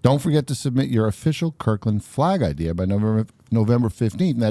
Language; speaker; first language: English; native; English